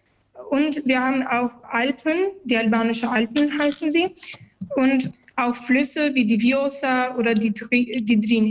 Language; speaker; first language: German; non-native, learner; Albanian